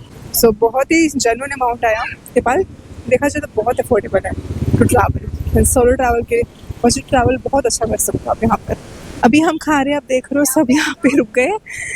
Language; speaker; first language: Hindi; native; Hindi